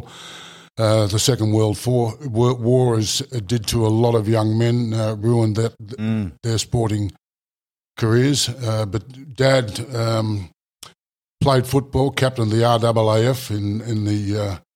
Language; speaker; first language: English; native; English